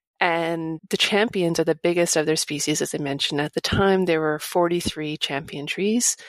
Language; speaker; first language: English; native; English